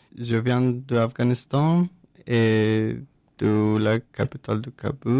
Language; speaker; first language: French; non-native, learner; Persian